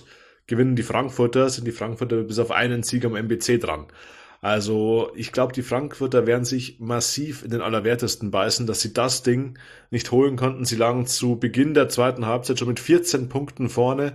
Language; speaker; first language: German; native; German